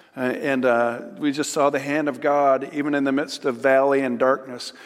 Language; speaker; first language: English; native; English